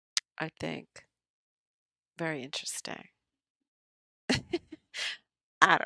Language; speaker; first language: English; native; English